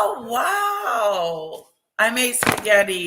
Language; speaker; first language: English; native; English